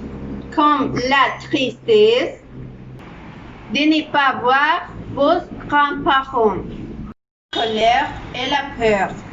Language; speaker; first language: French; non-native, learner; Spanish